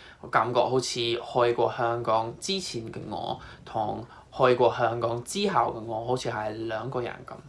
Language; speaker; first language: Cantonese; non-native, fluent; English